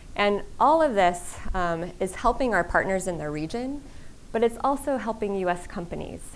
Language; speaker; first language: English; native; English